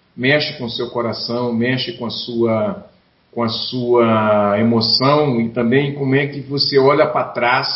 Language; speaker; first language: Portuguese; native; Portuguese